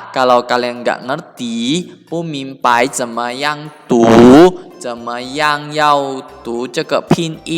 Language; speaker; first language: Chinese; non-native, fluent; Indonesian